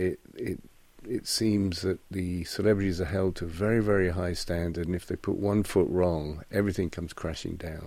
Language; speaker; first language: English; native; English